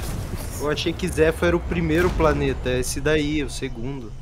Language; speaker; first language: Portuguese; native; Portuguese